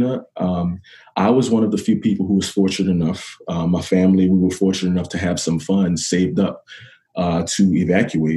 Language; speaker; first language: English; native; English